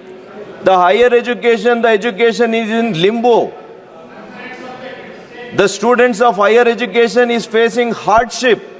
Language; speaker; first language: English; non-native, local second language; Kannada